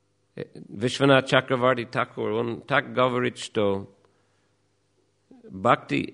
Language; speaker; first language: Russian; non-native, fluent; English